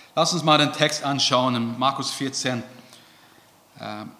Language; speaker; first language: German; non-native, fluent; English